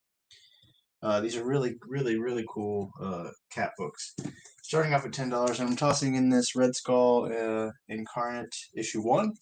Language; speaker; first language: English; native; English